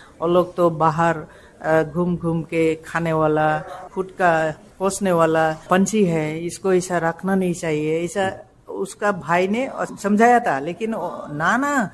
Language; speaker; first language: Hindi; non-native, local second language; Bodo